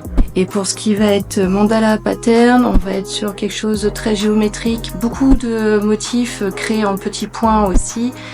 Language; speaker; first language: French; native; French